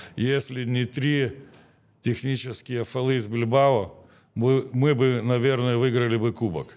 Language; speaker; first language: Russian; non-native, local second language; Lithuanian